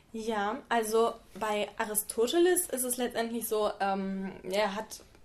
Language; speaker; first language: German; native; German